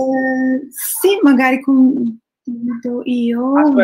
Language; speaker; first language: Italian; non-native, learner; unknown